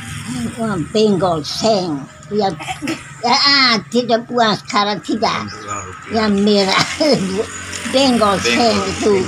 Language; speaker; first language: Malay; non-native, local second language; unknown